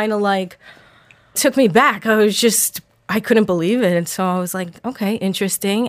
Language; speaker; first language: English; native; English